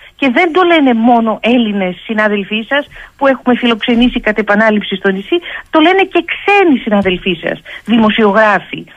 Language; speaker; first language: Greek; native; Greek